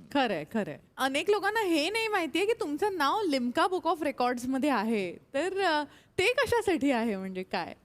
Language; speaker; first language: Marathi; native; Marathi